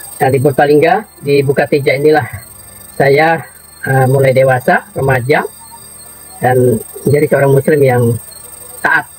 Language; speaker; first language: Indonesian; native; Indonesian